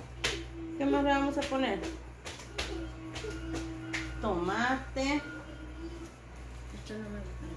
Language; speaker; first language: Spanish; native; Spanish